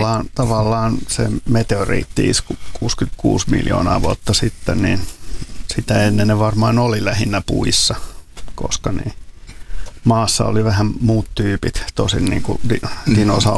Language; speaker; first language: Finnish; native; Finnish